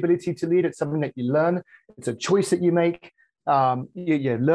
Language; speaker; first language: English; native; English